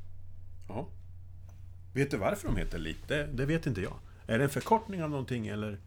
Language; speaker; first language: Swedish; native; Swedish